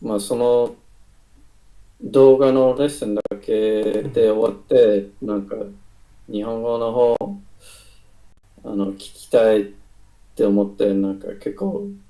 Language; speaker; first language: Japanese; non-native, learner; English